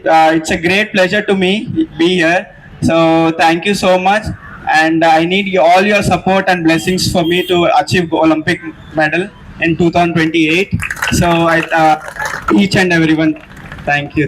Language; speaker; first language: English; non-native, local second language; Telugu